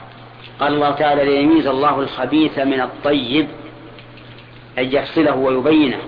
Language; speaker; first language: Arabic; native; Arabic